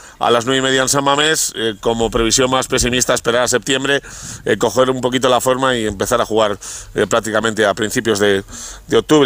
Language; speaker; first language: Spanish; native; Spanish